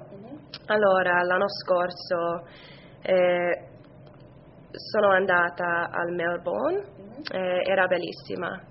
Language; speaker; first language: Italian; non-native, learner; English